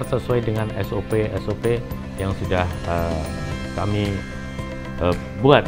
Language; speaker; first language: Indonesian; non-native, local second language; Javanese